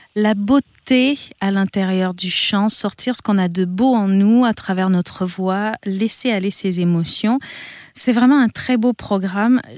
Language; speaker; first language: French; native; French